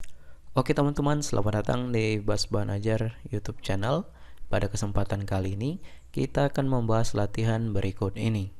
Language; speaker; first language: Indonesian; native; Indonesian